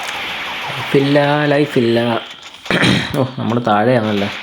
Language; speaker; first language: Malayalam; native; Malayalam